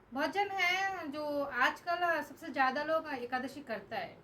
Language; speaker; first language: Hindi; non-native, local second language; Bangla